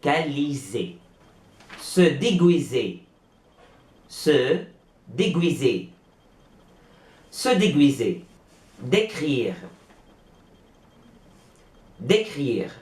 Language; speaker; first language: French; non-native, fluent; Arabic